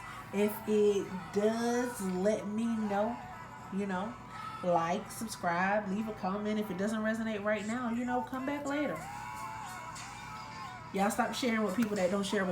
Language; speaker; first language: English; native; English